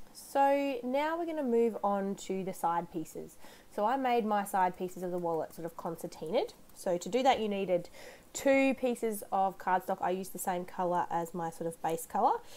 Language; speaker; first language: English; native; English